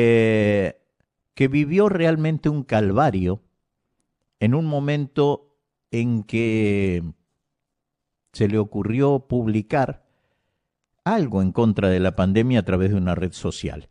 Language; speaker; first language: Spanish; native; Spanish